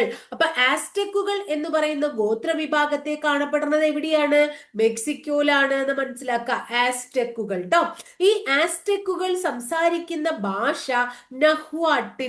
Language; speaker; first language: Malayalam; native; Malayalam